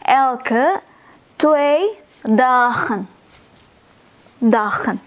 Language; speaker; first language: Dutch; non-native, fluent; Indonesian